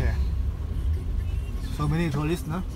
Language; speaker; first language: English; non-native, learner; Thai